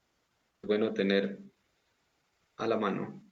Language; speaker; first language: Spanish; native; Spanish